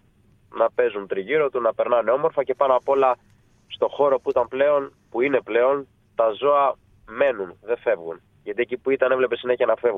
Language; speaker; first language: Greek; native; Greek